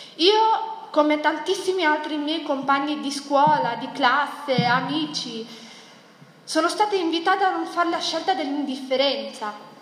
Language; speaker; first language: Italian; early bilingual, other home language; Arabic